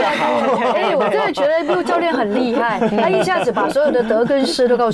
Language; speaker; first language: Chinese; native; Chinese